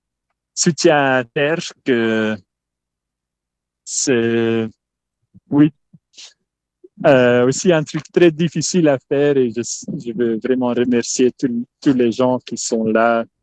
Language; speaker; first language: French; non-native, local second language; Dutch